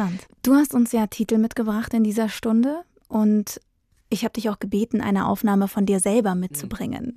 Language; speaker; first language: German; native; German